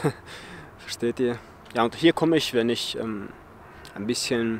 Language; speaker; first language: German; early bilingual, other home language; Chechen